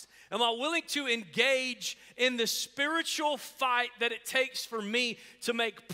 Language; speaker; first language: English; native; English